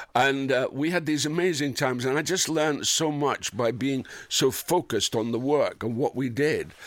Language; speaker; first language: English; native; English